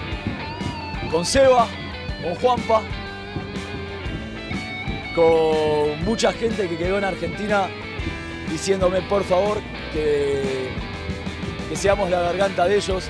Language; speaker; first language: Spanish; native; Spanish